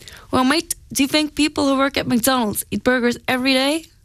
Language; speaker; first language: English; non-native, fluent; Norwegian